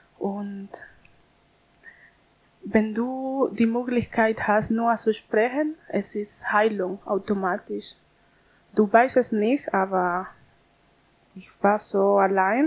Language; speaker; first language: German; non-native, learner; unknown